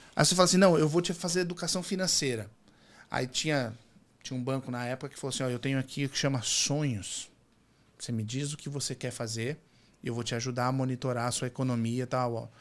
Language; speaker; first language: Portuguese; native; Portuguese